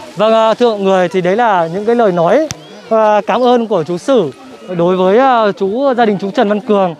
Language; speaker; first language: Vietnamese; native; Vietnamese